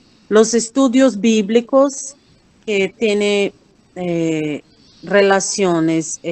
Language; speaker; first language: Spanish; non-native, fluent; Portuguese